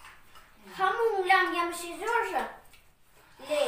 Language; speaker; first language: Vietnamese; early bilingual, heritage; Russian